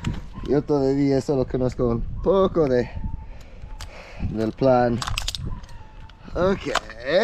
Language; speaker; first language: Spanish; non-native, learner; English